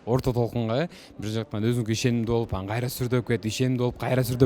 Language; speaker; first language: Kyrgyz; native; Kyrgyz